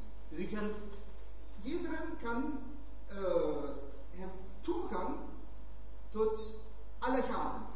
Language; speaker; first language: Dutch; non-native, fluent; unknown